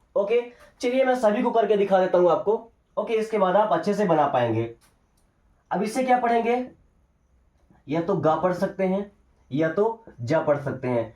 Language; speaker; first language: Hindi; native; Hindi